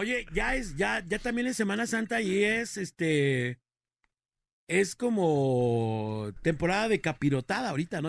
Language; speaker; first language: Spanish; native; Spanish